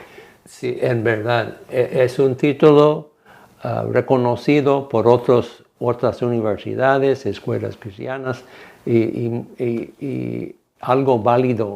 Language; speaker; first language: Spanish; non-native, fluent; English